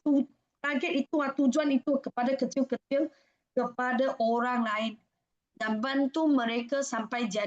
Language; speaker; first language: Indonesian; non-native, fluent; Malay